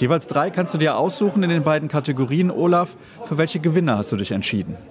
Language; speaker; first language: German; native; German